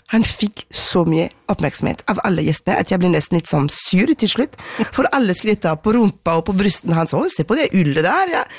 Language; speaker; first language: Norwegian; non-native, fluent; French